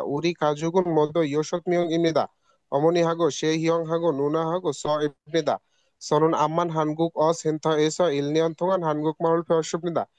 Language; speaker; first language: Korean; non-native, learner; Bangla